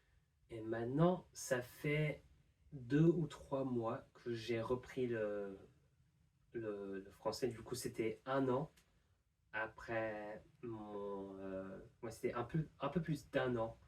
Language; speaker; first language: French; non-native, fluent; English